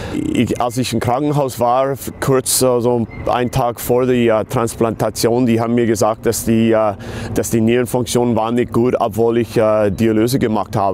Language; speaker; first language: German; non-native, fluent; English